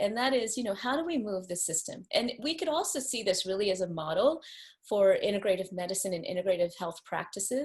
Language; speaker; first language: English; native; English